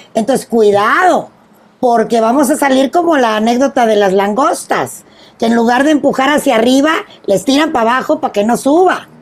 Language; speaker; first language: Spanish; native; Spanish